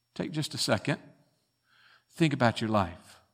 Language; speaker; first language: English; native; English